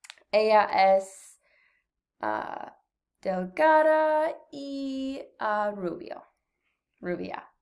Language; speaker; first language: Spanish; non-native, learner; English